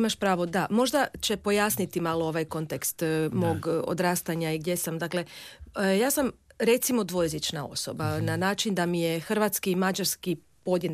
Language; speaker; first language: Croatian; non-native, local second language; Hungarian